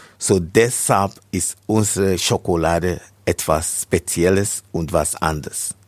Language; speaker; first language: German; non-native, fluent; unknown